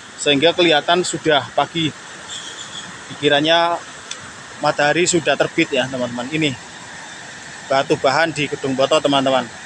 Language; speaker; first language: Indonesian; non-native, local second language; Javanese